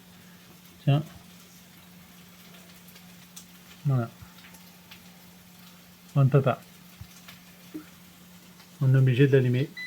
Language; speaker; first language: French; native; French